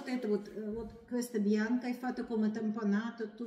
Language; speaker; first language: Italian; non-native, learner; Russian